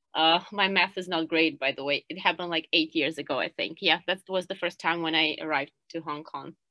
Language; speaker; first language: English; non-native, fluent; Ukrainian